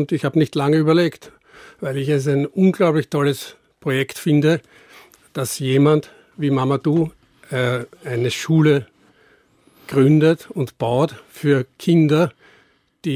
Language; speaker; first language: German; native; German